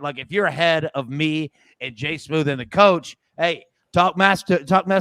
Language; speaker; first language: English; native; English